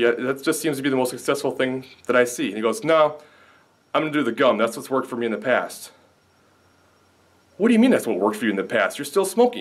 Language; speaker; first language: English; native; English